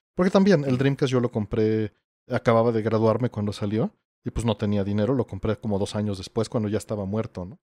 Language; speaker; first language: Spanish; native; Spanish